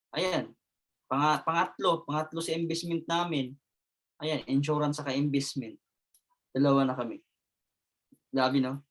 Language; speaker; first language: Filipino; non-native, local second language; Cebuano